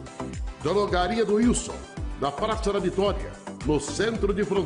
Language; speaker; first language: Portuguese; native; Portuguese